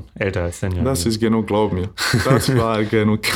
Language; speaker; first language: German; non-native, learner; Bosnian